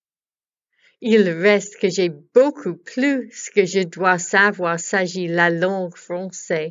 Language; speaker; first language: French; non-native, learner; English